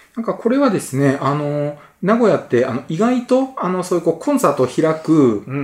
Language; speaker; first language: Japanese; native; Japanese